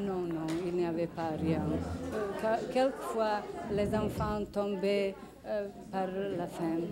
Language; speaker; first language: French; non-native, learner; Bosnian